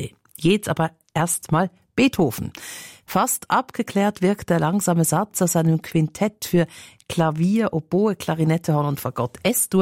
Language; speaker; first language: German; native; German